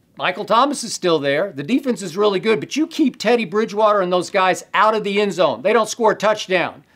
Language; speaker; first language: English; native; English